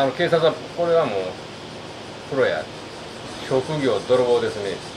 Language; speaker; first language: Japanese; native; Japanese